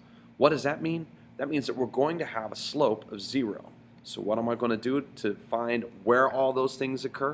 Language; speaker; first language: English; native; English